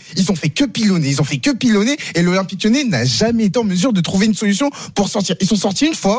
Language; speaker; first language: French; native; French